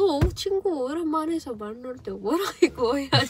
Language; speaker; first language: Korean; non-native, learner; Arabic